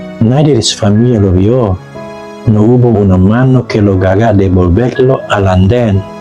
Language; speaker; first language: Spanish; non-native, fluent; Indonesian